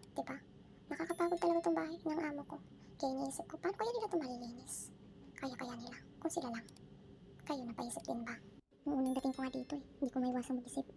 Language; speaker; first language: Filipino; native; Filipino